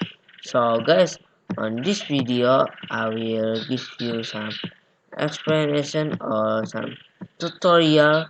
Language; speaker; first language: English; non-native, learner; Indonesian